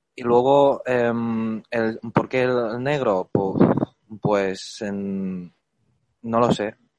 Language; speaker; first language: Spanish; non-native, fluent; Chinese